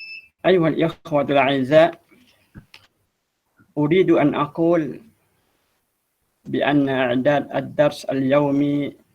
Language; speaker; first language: Arabic; non-native, fluent; Malay